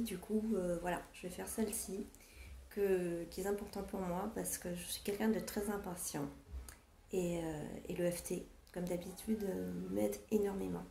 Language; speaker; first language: French; non-native, fluent; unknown